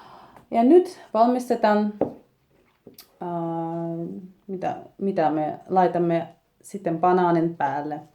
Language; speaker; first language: Finnish; non-native, learner; Russian